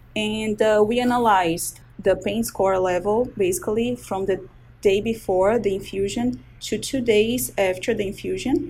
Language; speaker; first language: English; non-native, fluent; Portuguese